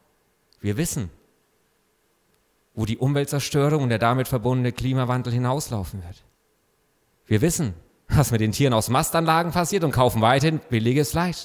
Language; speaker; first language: German; native; German